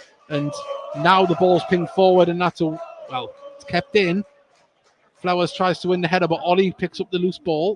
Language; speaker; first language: English; native; English